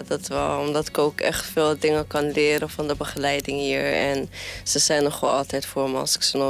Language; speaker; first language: Dutch; non-native, fluent; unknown